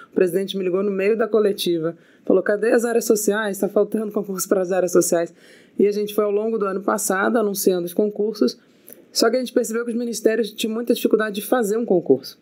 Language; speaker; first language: Portuguese; native; Portuguese